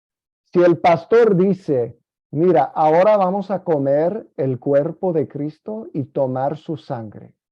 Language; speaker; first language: Spanish; non-native, fluent; English